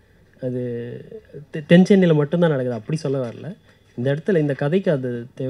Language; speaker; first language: Tamil; native; Tamil